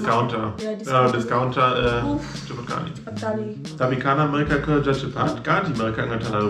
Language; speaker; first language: Indonesian; non-native, fluent; German